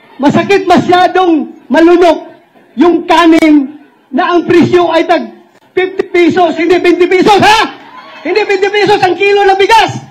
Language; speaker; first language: Filipino; non-native, local second language; Cebuano